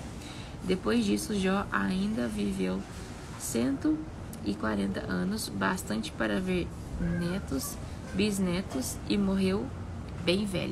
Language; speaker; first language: Portuguese; native; Portuguese